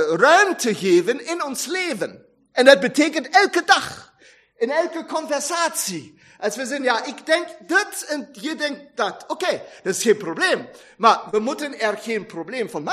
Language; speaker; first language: Dutch; non-native, fluent; German